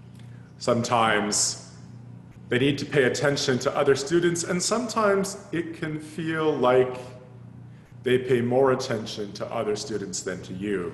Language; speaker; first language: English; native; English